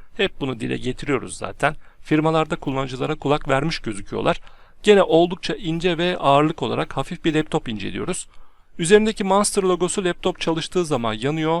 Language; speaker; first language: Turkish; native; Turkish